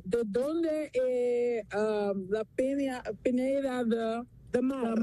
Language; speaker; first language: Spanish; non-native, learner; Dutch